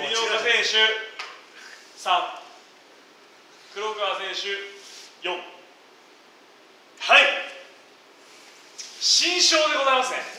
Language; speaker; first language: Japanese; native; Japanese